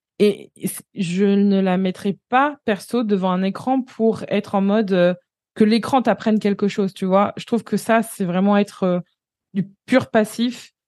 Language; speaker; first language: French; native; French